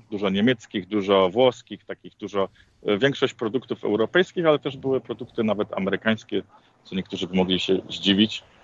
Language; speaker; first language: Polish; early bilingual, heritage; Polish